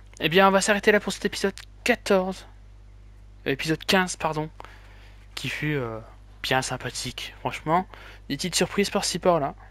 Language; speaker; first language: French; native; French